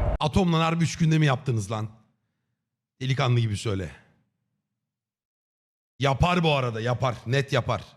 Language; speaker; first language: Turkish; native; Turkish